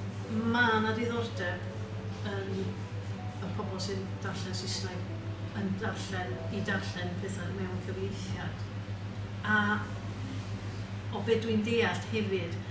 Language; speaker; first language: Welsh; non-native, local second language; English